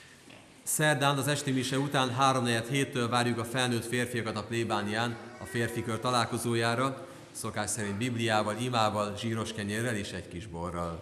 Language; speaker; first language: Hungarian; native; Hungarian